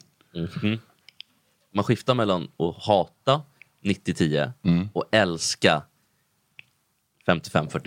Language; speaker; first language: Swedish; native; Swedish